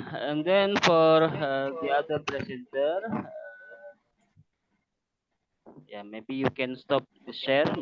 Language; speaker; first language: English; non-native, learner; Indonesian